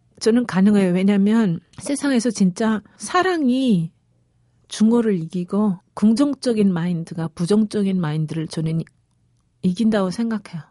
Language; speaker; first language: Korean; early bilingual, other home language; Spanish